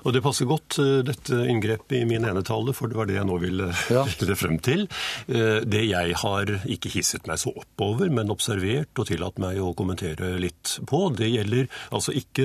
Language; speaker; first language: Norwegian; native; Norwegian